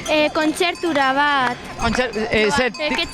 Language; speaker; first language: Basque; non-native, local second language; Spanish